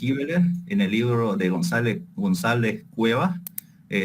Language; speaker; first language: Spanish; native; Spanish